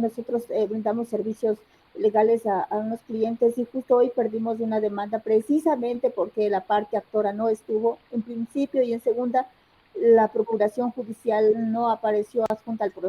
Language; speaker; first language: Spanish; native; Spanish